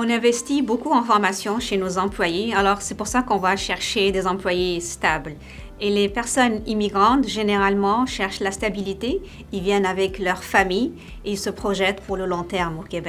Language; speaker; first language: French; native; French